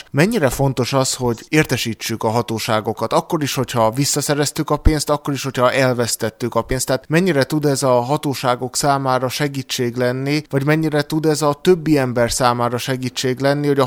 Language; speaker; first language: Hungarian; native; Hungarian